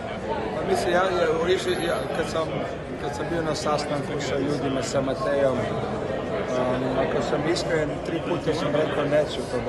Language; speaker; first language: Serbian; early bilingual, heritage; Slovenian